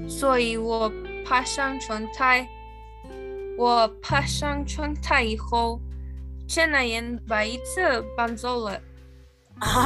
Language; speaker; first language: Chinese; non-native, learner; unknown